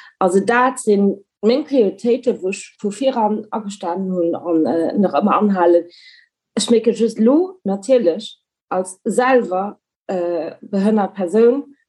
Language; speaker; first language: Luxembourgish; early bilingual, other home language; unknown